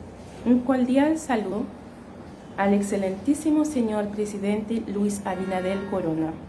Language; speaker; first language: Spanish; non-native, fluent; Haitian Creole